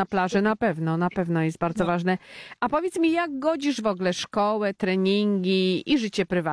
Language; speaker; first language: Polish; native; Polish